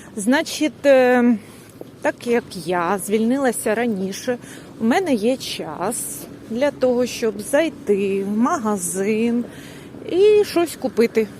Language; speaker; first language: Ukrainian; non-native, local second language; Russian